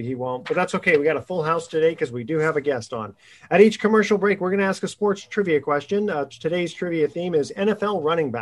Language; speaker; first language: English; native; English